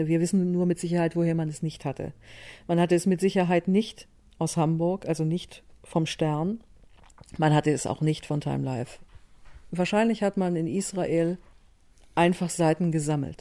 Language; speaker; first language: German; native; German